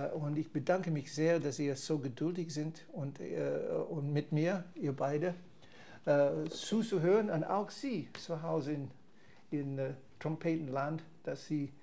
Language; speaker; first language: German; non-native, fluent; English